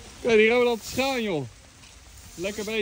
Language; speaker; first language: Dutch; native; Dutch